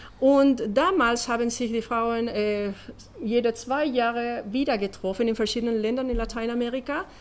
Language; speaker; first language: German; non-native, learner; Spanish